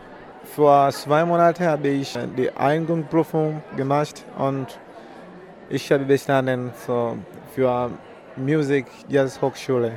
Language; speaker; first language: German; non-native, learner; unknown